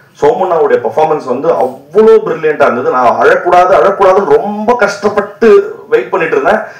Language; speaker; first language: Tamil; native; Tamil